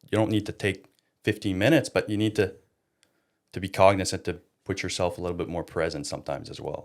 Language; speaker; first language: English; non-native, local second language; French